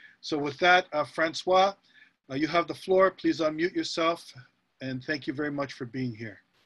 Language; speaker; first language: English; native; English